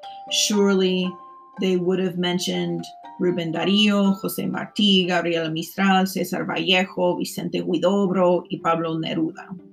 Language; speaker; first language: English; native; English